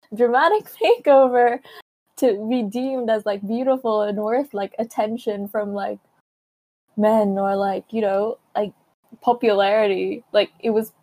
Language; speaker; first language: English; non-native, local second language; Filipino